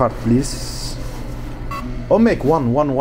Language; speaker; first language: English; non-native, learner; German